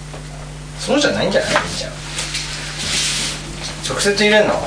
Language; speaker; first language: Japanese; native; Japanese